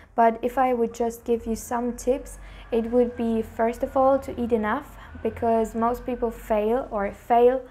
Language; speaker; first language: English; non-native, fluent; German